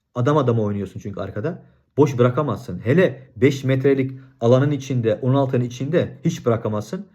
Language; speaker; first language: Turkish; non-native, fluent; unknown